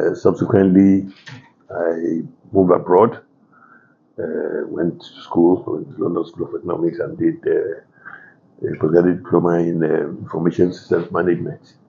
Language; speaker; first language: English; non-native, local second language; Yoruba